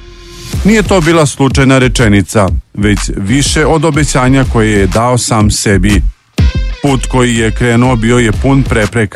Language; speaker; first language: Serbian; native; Serbian